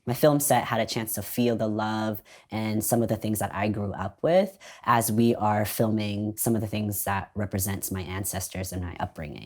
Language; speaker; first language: English; early bilingual, other home language; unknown